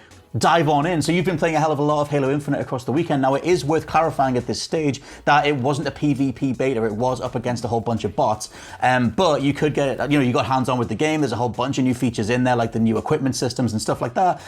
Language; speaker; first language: English; native; English